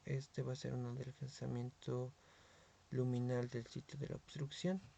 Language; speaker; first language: Spanish; native; Spanish